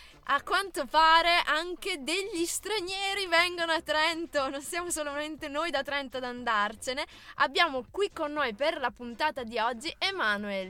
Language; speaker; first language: Italian; native; Italian